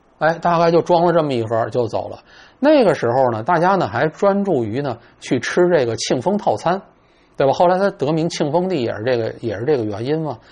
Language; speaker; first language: Chinese; native; Chinese